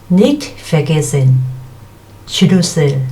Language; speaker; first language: German; non-native, fluent; Thai